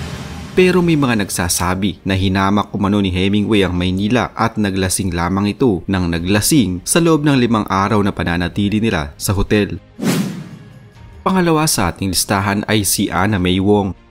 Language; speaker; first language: Filipino; native; Filipino